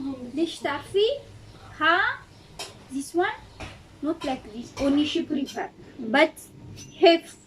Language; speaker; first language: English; non-native, learner; Amharic